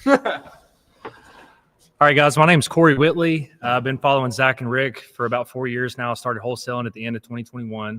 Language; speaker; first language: English; native; English